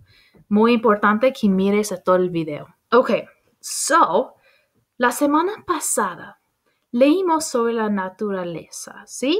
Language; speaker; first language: Spanish; non-native, fluent; English